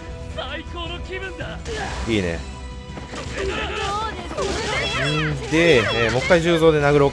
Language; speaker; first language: Japanese; native; Japanese